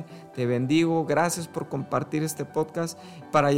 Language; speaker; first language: Spanish; native; Spanish